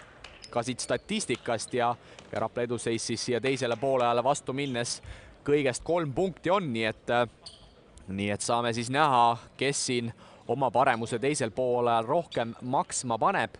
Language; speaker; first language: Estonian; native; Estonian